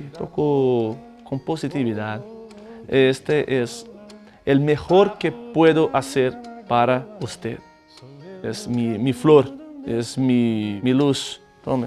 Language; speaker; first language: Spanish; non-native, learner; Portuguese